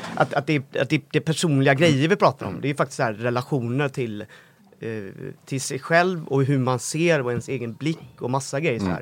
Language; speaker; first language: Swedish; native; Swedish